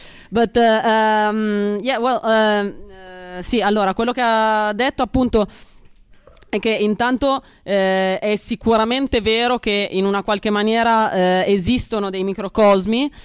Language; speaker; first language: Italian; native; Italian